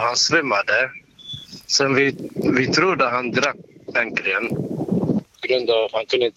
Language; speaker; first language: Swedish; non-native, learner; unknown